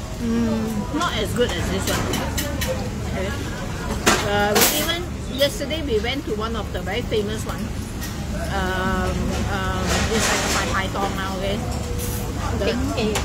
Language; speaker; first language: English; non-native, local second language; Cantonese